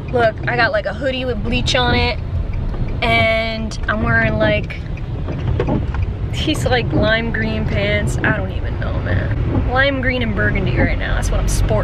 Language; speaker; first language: English; native; English